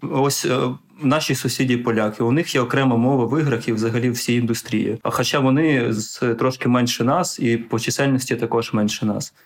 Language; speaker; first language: Ukrainian; non-native, local second language; Russian